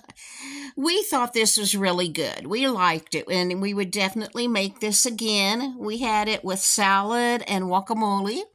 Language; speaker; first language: English; native; English